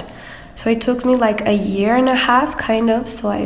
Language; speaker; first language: English; non-native, fluent; Spanish